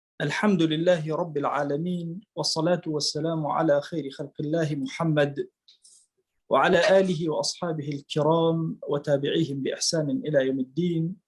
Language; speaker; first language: Arabic; non-native, local second language; Kurdish